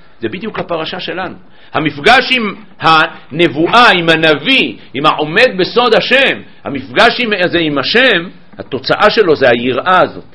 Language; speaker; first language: Hebrew; native; Hebrew